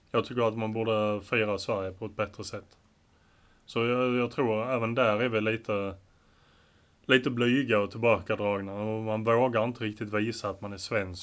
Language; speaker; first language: Swedish; native; Swedish